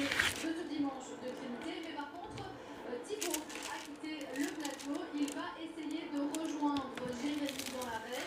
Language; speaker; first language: French; native; French